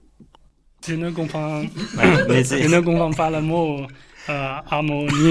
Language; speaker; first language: French; non-native, learner; Chinese